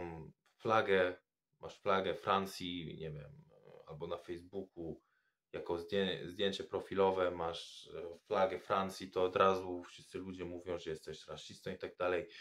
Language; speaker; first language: Polish; non-native, fluent; French